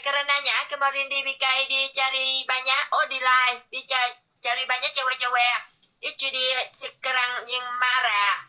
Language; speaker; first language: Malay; non-native, learner; Vietnamese